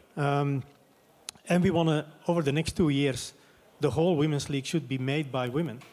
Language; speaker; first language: English; non-native, fluent; Dutch